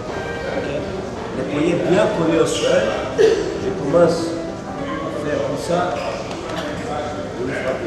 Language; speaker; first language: French; non-native, learner; Portuguese